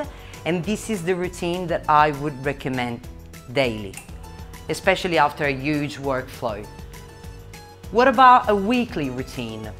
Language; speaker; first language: English; non-native, fluent; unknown